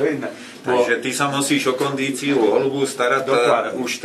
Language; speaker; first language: Polish; non-native, learner; Slovak